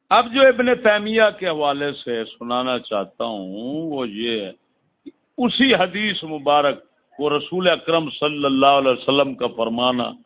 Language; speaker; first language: Urdu; non-native, local second language; Punjabi